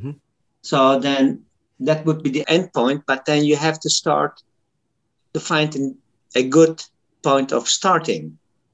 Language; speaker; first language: English; non-native, fluent; Turkish